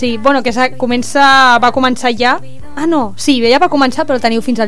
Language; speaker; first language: Catalan; native; Catalan